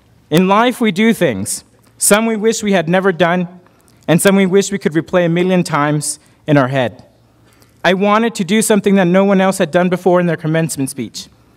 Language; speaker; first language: English; early bilingual, other home language; Spanish